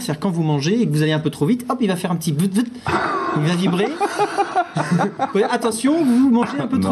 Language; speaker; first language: French; native; French